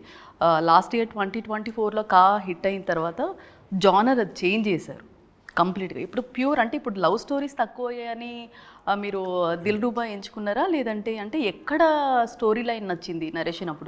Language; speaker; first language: Telugu; native; Telugu